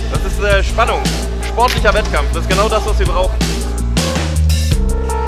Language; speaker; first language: German; native; German